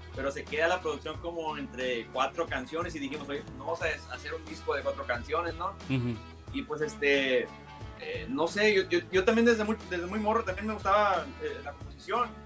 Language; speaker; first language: Spanish; early bilingual, heritage; Spanish